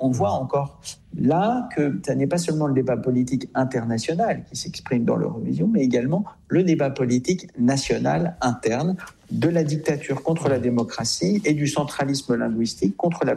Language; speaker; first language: French; native; French